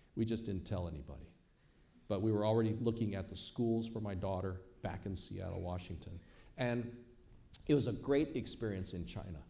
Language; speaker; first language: English; native; English